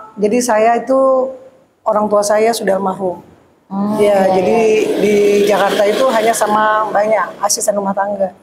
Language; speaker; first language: Indonesian; native; Indonesian